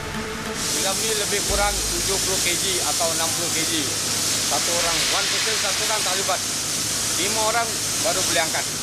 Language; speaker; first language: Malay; non-native, learner; Bangla